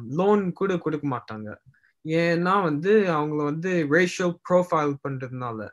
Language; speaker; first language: Tamil; early bilingual, heritage; Tamil